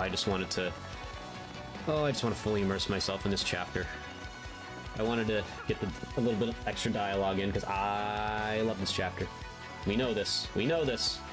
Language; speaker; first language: English; native; English